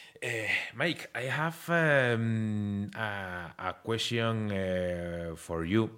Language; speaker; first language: English; non-native, learner; Spanish